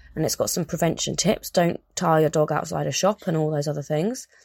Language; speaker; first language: English; native; English